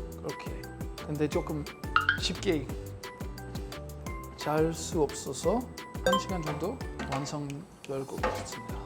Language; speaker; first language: Korean; non-native, learner; English